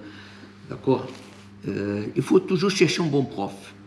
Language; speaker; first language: French; non-native, fluent; Portuguese